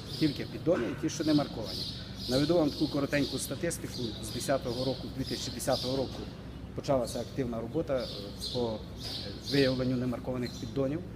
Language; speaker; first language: Ukrainian; native; Ukrainian